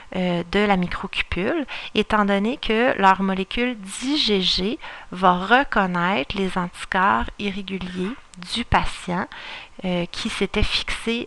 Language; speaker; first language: French; native; French